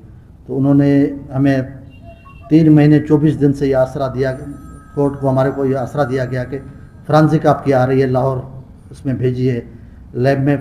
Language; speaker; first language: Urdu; non-native, local second language; Sindhi